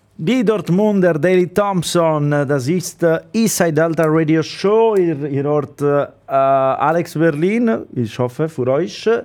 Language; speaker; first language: German; non-native, learner; Italian